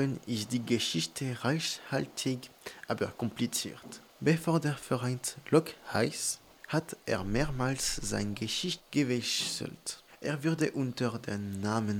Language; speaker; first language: German; native; German